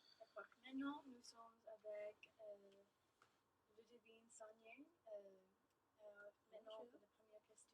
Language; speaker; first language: French; non-native, learner; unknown